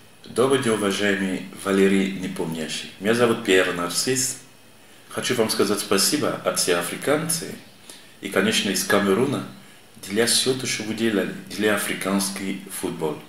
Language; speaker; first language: Russian; non-native, fluent; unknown